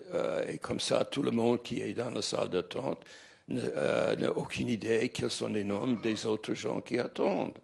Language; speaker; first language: French; non-native, fluent; English